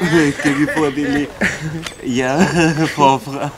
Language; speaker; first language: Danish; non-native, learner; Turkish